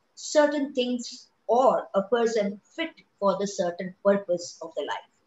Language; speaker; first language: English; non-native, local second language; Kachhi